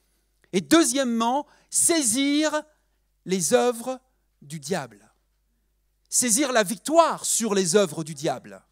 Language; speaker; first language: French; native; French